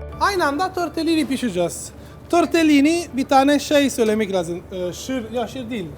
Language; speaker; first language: Turkish; non-native, learner; Italian